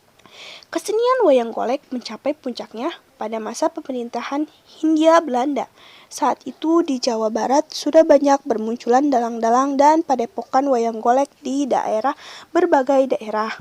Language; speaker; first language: Indonesian; native; Indonesian